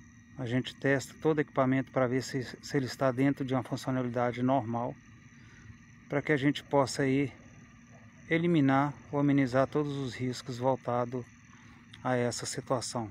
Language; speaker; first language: Portuguese; native; Portuguese